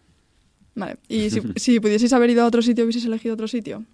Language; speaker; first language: Spanish; native; Spanish